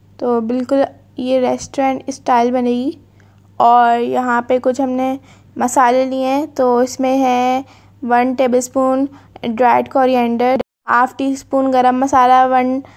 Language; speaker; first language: Urdu; native; Urdu